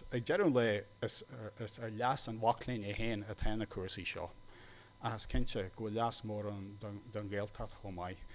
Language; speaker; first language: Irish; native; Irish